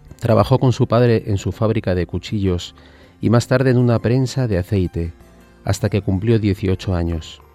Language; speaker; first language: Spanish; native; Spanish